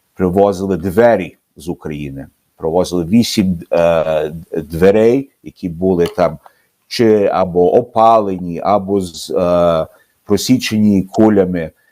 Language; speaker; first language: Ukrainian; early bilingual, heritage; Ukrainian